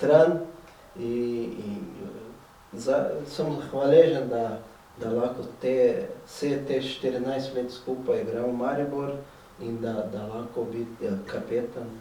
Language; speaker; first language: Slovenian; non-native, fluent; Portuguese